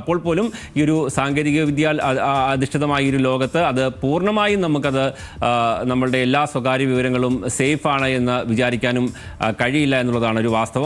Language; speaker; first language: Malayalam; native; Malayalam